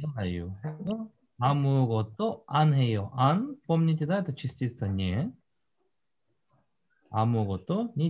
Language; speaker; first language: Russian; non-native, fluent; Korean